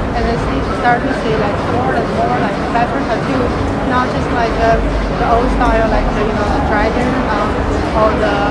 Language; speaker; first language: English; non-native, learner; Chinese